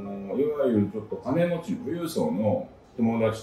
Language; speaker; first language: Japanese; native; Japanese